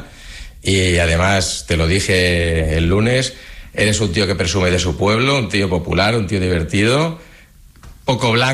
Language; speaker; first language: Spanish; native; Spanish